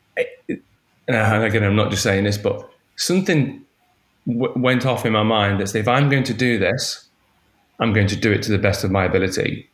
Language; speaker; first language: English; native; English